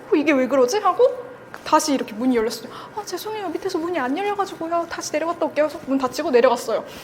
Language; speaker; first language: Korean; native; Korean